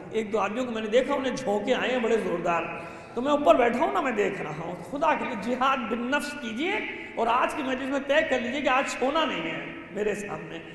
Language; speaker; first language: Urdu; native; Urdu